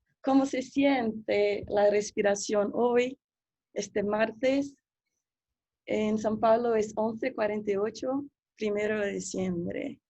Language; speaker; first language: Spanish; non-native, fluent; Portuguese